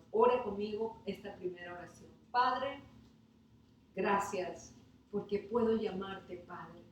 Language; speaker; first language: Spanish; native; Spanish